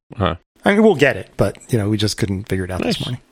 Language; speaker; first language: English; native; English